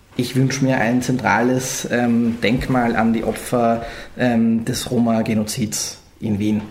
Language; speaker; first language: German; native; German